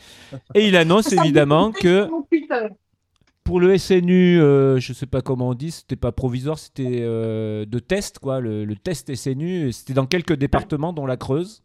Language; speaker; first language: French; native; French